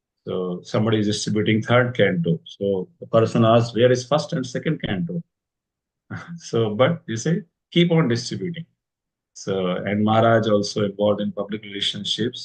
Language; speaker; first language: English; non-native, local second language; Hindi